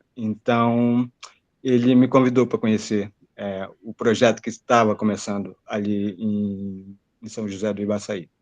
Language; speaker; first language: Portuguese; native; Portuguese